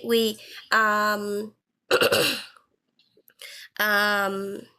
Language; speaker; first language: French; non-native, learner; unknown